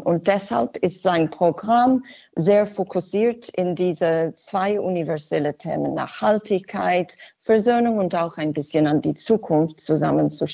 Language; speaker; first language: German; non-native, fluent; English